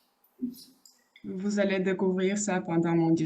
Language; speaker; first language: French; non-native, fluent; Russian